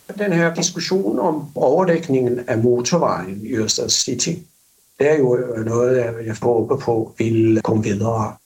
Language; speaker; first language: Danish; non-native, fluent; Finnish